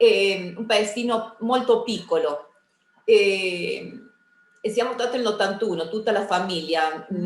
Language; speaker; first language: Italian; early bilingual, heritage; Spanish